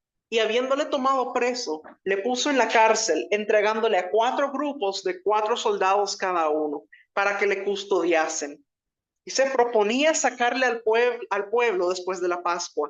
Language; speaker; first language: Spanish; native; Spanish